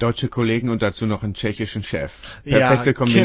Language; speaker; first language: German; native; German